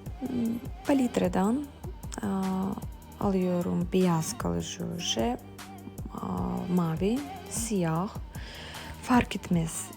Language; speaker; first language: Turkish; non-native, fluent; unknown